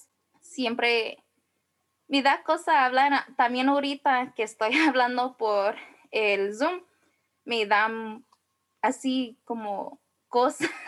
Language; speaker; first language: Spanish; early bilingual, heritage; Spanish